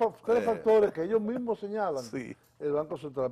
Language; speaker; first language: Spanish; native; Spanish